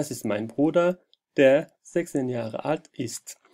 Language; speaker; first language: German; non-native, fluent; Turkish